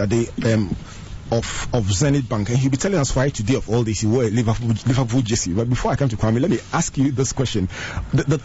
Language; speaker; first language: English; non-native, local second language; Akan